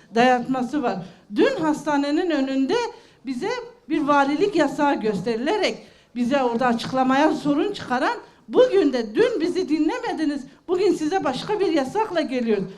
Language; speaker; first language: Turkish; non-native, local second language; Kurdish